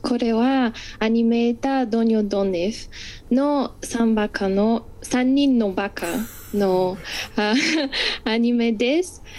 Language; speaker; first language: Japanese; non-native, fluent; Bulgarian